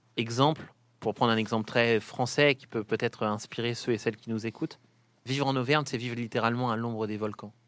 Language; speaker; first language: French; native; French